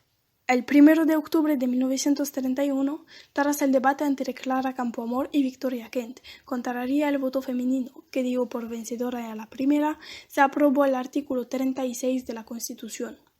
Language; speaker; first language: Spanish; non-native, learner; French